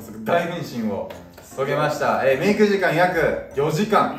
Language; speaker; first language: Japanese; native; Japanese